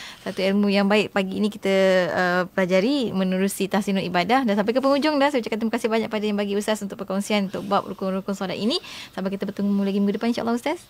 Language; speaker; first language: Malay; native; Malay